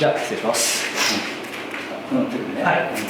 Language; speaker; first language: Japanese; native; Japanese